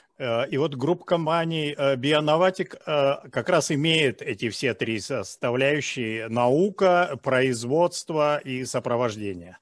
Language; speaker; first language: Russian; native; Russian